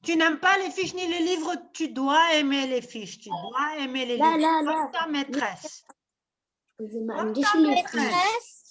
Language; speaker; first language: French; non-native, local second language; Arabic